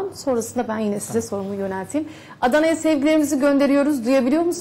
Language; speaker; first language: Turkish; native; Turkish